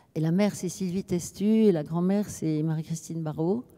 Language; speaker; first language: French; native; French